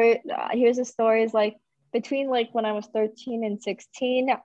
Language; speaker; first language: English; native; English